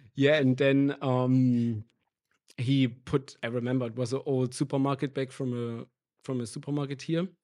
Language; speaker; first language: English; non-native, fluent; German